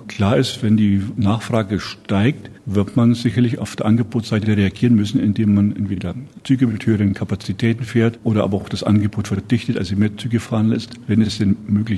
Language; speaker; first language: German; native; German